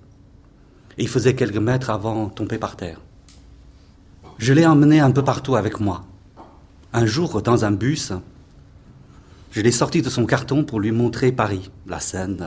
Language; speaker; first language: French; non-native, fluent; Chinese